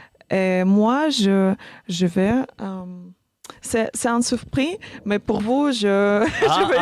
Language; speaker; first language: French; non-native, learner; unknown